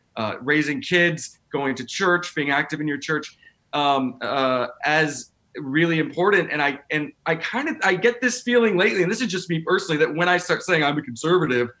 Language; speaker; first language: English; native; English